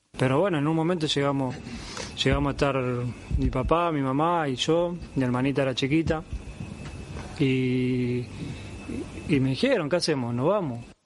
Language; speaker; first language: Spanish; native; Spanish